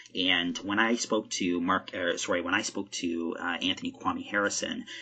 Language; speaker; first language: English; native; English